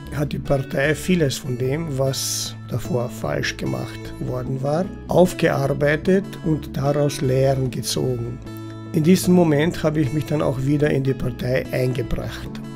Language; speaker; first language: German; non-native, local second language; Slovenian